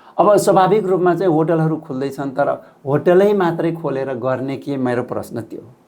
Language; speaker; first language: Nepali; non-native, local second language; Rana Tharu